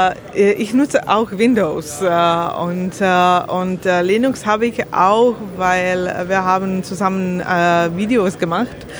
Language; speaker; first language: German; non-native, learner; Slovak